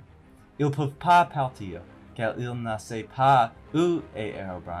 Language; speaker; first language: French; non-native, learner; English